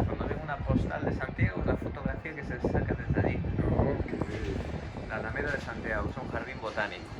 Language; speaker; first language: Spanish; native; Spanish